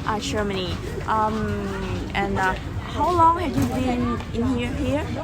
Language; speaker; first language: English; non-native, learner; Vietnamese